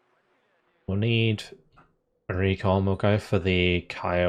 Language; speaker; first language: English; native; English